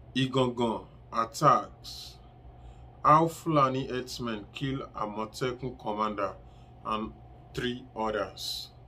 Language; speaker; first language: English; non-native, local second language; Yoruba